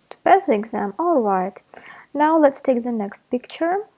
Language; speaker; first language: English; non-native, fluent; Russian